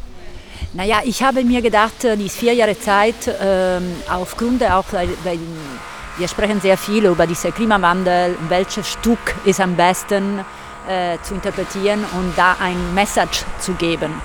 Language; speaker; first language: German; non-native, fluent; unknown